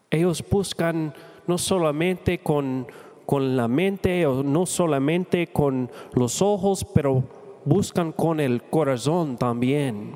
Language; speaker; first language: Spanish; non-native, fluent; English